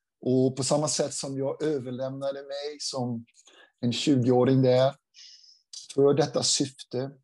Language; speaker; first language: Swedish; non-native, fluent; Portuguese